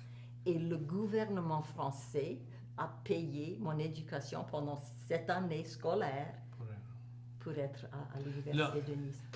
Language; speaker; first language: French; native; French